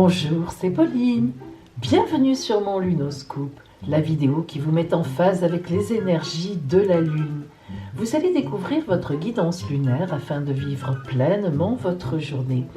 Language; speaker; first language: French; native; French